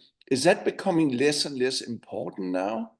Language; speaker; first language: English; non-native, fluent; Danish